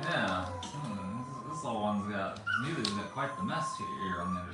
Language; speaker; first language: English; native; English